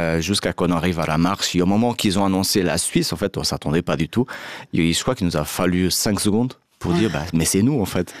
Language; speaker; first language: French; non-native, fluent; Portuguese